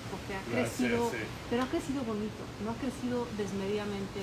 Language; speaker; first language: Spanish; early bilingual, other home language; Polish